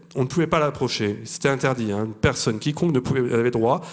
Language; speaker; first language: French; native; French